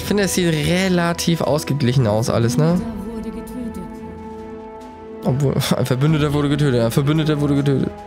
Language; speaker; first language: German; native; German